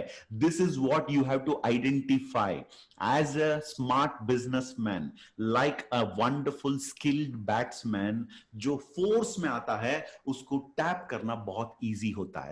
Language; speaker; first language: Hindi; native; Hindi